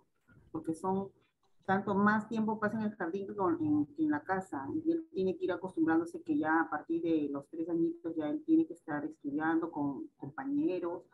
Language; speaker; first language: Spanish; native; Spanish